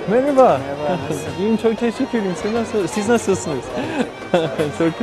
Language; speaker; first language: Turkish; non-native, learner; English